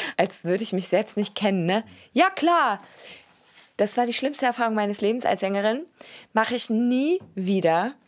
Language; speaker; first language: German; native; German